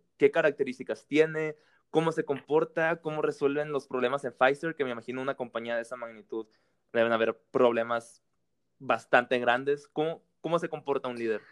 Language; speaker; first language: Spanish; native; Spanish